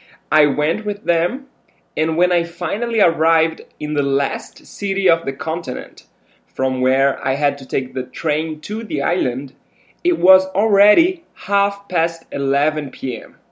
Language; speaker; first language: English; non-native, fluent; Portuguese